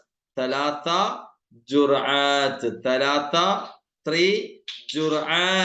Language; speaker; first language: Arabic; non-native, fluent; Malayalam